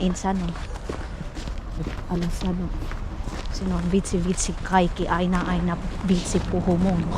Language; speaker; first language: Finnish; non-native, learner; Filipino